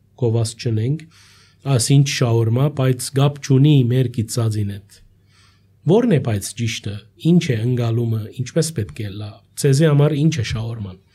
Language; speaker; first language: Armenian; early bilingual, heritage; Armenian